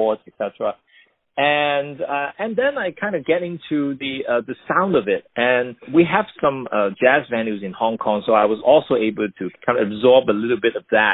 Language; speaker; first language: English; non-native, local second language; Cantonese